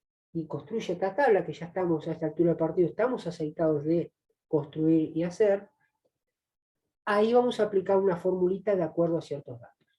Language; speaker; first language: Spanish; native; Spanish